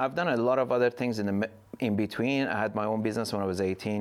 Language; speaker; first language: English; non-native, fluent; Persian